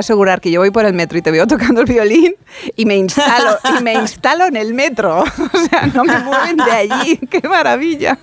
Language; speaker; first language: Spanish; native; Spanish